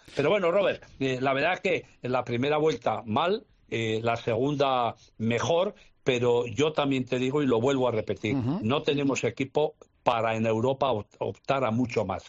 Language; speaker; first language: Spanish; native; Spanish